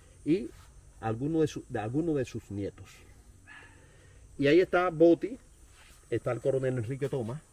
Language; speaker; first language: Spanish; native; Spanish